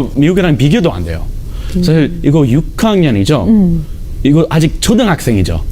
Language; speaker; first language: Korean; non-native, fluent; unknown